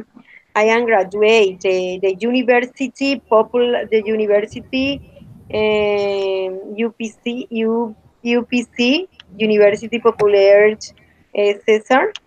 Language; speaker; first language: English; non-native, learner; Spanish